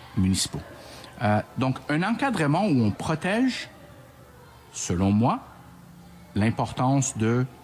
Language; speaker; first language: French; native; French